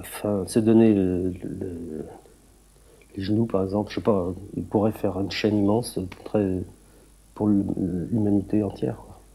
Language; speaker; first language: French; native; French